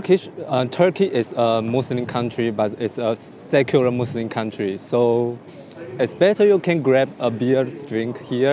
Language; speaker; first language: English; non-native, learner; Chinese